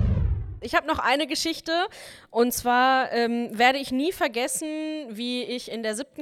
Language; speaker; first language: German; native; German